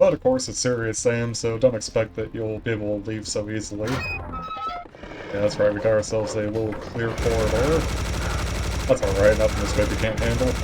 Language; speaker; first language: English; native; English